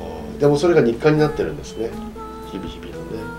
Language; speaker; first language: Japanese; native; Japanese